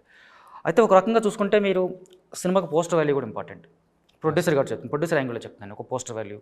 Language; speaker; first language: Telugu; native; Telugu